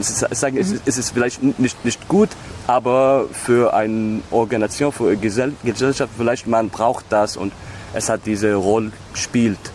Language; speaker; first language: German; non-native, learner; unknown